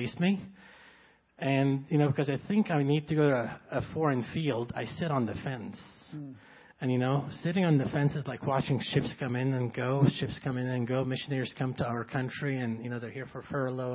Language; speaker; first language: English; non-native, fluent; Arabic